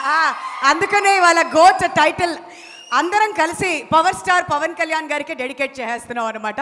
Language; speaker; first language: Telugu; native; Telugu